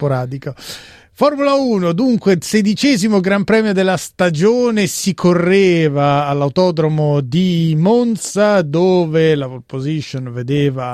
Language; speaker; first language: Italian; native; Italian